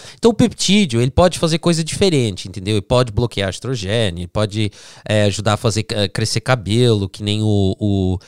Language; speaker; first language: Portuguese; early bilingual, heritage; English